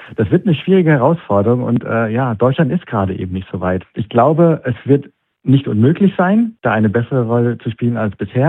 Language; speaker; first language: German; native; German